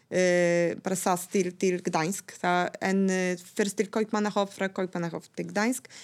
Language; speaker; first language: Icelandic; non-native, fluent; Polish